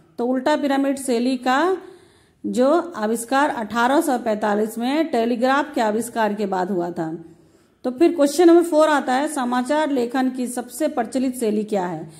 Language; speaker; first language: Hindi; native; Hindi